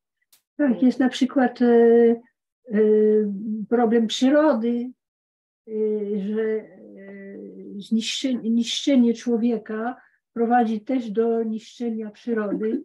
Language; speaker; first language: Polish; early bilingual, heritage; Polish